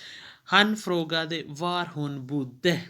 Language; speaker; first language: Swedish; non-native, fluent; Urdu